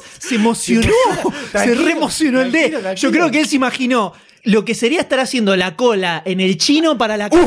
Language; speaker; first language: Spanish; native; Spanish